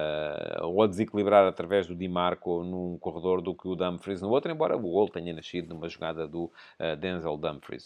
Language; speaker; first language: Portuguese; native; Portuguese